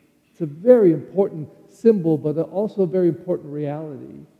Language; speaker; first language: English; native; English